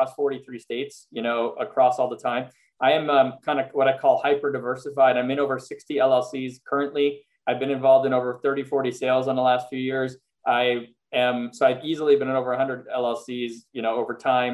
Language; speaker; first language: English; native; English